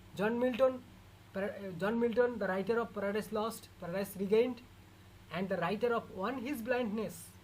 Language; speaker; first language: English; non-native, local second language; Bangla